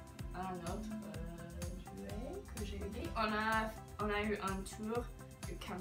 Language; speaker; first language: French; non-native, learner; English